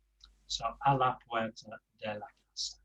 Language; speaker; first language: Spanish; non-native, fluent; English